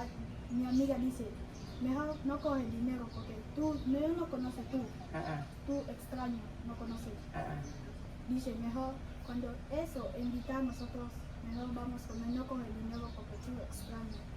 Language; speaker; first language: Spanish; non-native, learner; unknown